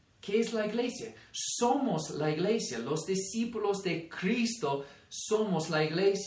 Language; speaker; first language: Spanish; non-native, fluent; English